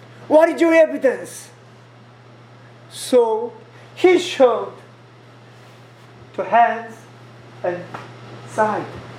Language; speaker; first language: English; non-native, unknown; Korean